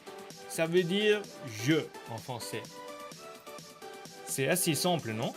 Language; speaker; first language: French; non-native, learner; Korean